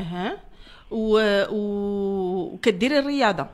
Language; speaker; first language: Arabic; native; Arabic